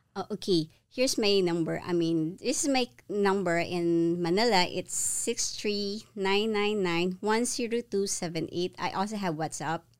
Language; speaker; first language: English; non-native, local second language; Filipino